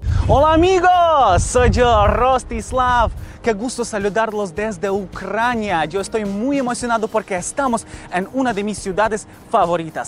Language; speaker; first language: Spanish; non-native, fluent; Ukrainian